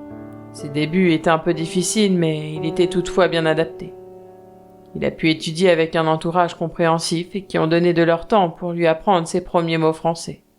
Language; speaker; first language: French; native; French